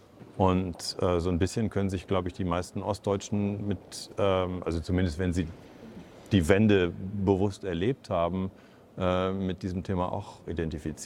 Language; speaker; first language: German; native; German